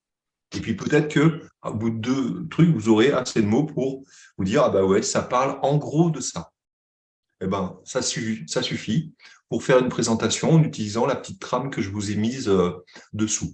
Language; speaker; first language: French; native; French